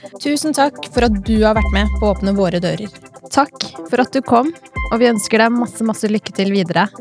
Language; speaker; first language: Norwegian; native; Norwegian